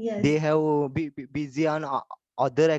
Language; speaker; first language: English; non-native, learner; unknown